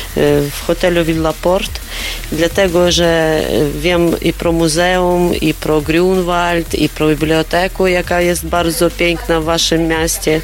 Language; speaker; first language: Polish; non-native, learner; Ukrainian